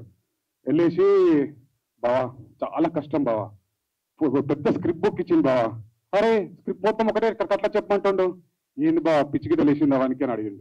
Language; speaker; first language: Telugu; native; Telugu